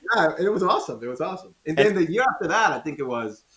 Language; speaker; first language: English; non-native, fluent; Spanish